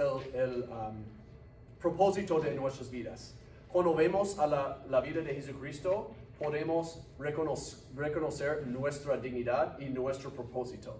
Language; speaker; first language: Spanish; non-native, fluent; English